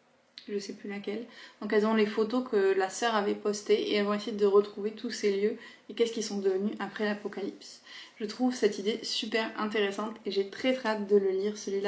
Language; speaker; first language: French; native; French